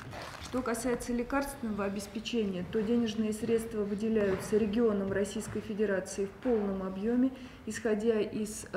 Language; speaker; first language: Russian; native; Russian